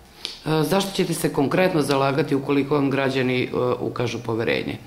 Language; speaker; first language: Serbian; native; Serbian